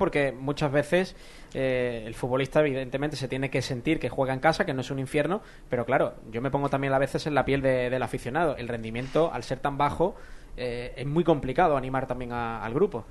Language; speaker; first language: Spanish; native; Spanish